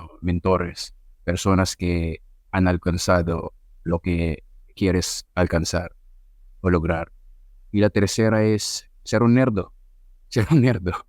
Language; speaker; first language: Spanish; non-native, fluent; Filipino